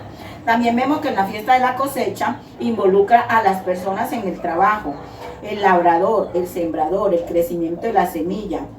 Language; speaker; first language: Spanish; native; Spanish